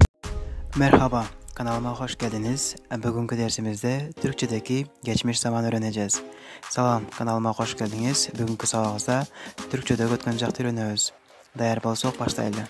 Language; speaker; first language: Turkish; non-native, fluent; Kyrgyz